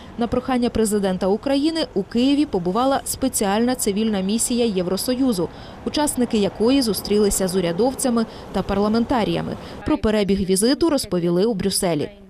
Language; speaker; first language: Ukrainian; native; Ukrainian